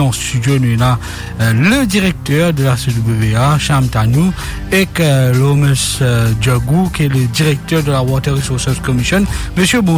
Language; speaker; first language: French; non-native, local second language; Morisyen